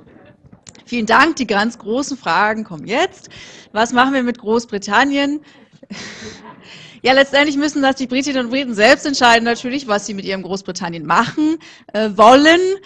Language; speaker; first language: German; native; German